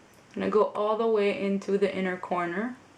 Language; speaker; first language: English; native; English